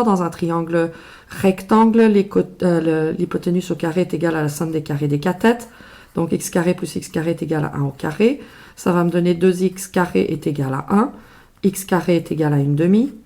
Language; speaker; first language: French; native; French